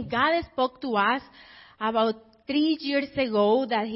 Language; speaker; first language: English; non-native, fluent; Spanish